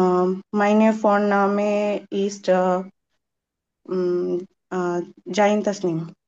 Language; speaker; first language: German; non-native, learner; Bangla